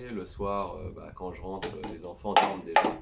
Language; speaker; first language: French; native; French